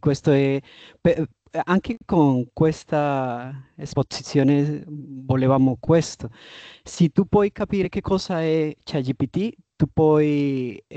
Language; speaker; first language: Italian; non-native, learner; Spanish